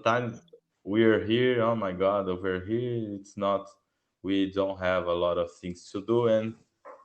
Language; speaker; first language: English; non-native, learner; Portuguese